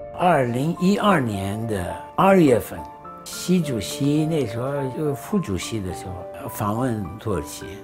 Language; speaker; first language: Chinese; non-native, fluent; Turkish